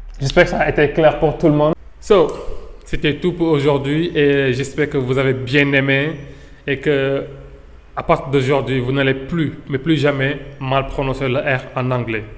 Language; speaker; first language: French; non-native, local second language; Wolof